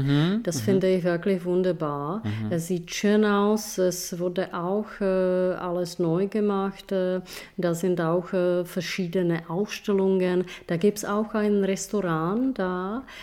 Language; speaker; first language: German; non-native, fluent; Czech